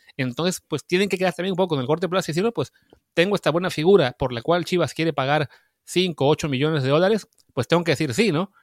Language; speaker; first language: Spanish; native; Spanish